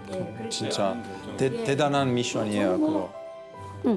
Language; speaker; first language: Korean; non-native, fluent; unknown